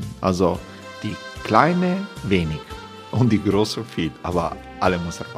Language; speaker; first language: German; non-native, learner; Croatian